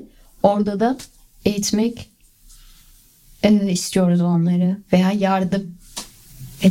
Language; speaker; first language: Turkish; early bilingual, other home language; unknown